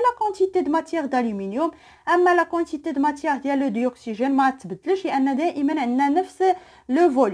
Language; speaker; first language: Arabic; native; Arabic